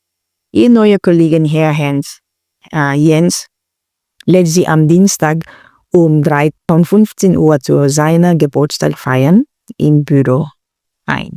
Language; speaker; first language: German; non-native, learner; Filipino